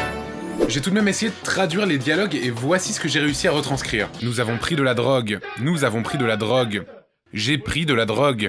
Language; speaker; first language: French; native; French